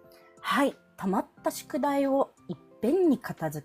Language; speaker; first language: Japanese; non-native, fluent; Filipino